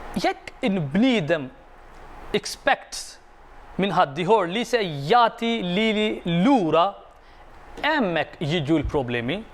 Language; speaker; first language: Maltese; non-native, fluent; Arabic